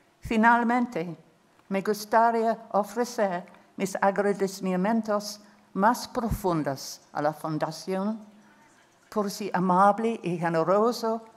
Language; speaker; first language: Spanish; non-native, learner; English